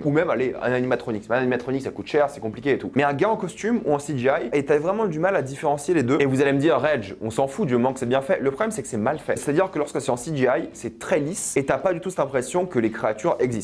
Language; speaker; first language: French; native; French